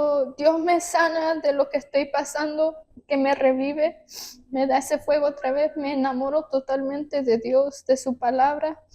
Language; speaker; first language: Spanish; early bilingual, heritage; Spanish